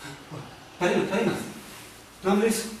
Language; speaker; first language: Greek; non-native, learner; Punjabi